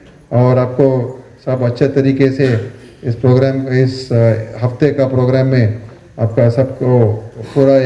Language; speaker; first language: Hindi; non-native, local second language; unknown